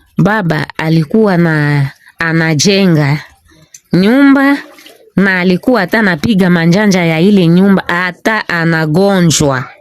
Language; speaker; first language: Swahili; non-native, local second language; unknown